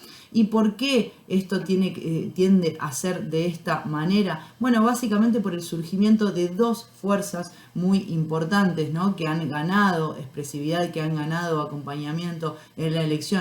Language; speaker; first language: Spanish; native; Spanish